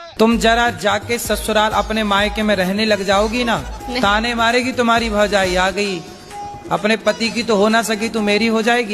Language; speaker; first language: Hindi; native; Hindi